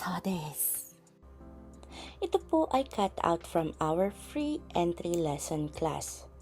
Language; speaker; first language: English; non-native, local second language; Filipino